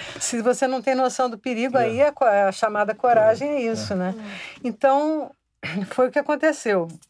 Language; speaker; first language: Portuguese; native; Portuguese